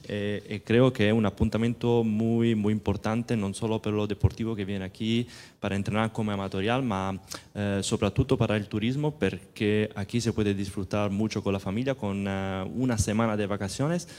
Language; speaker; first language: Spanish; non-native, learner; Italian